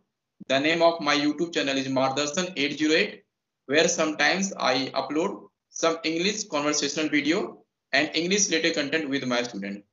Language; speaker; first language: English; non-native, local second language; Hindi